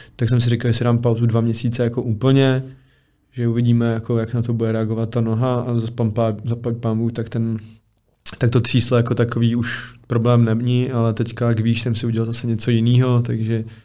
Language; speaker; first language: Czech; early bilingual, other home language; Bosnian